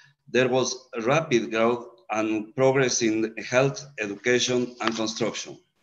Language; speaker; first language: English; non-native, fluent; Spanish